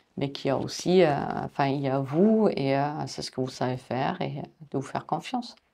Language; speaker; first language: French; non-native, fluent; German